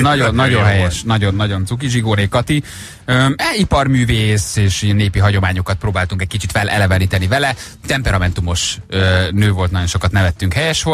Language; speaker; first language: Hungarian; native; Hungarian